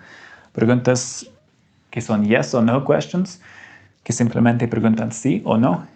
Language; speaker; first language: Spanish; non-native, fluent; English